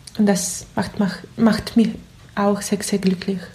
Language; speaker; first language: German; non-native, learner; Russian